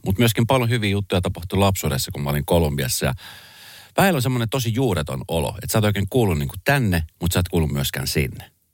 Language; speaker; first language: Finnish; early bilingual, other home language; Spanish